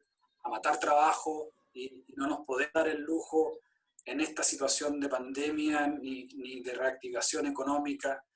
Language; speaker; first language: Spanish; native; Spanish